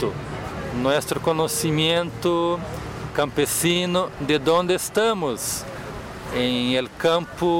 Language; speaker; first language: Spanish; non-native, fluent; Portuguese